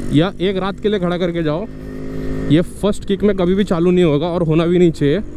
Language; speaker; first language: Hindi; non-native, local second language; Odia